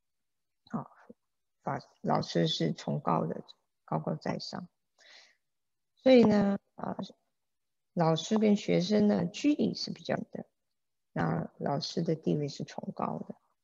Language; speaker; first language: Chinese; native; Chinese